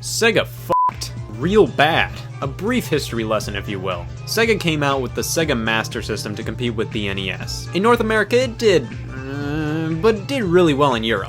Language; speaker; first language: English; native; English